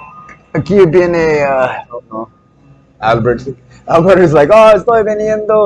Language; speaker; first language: Spanish; non-native, learner; English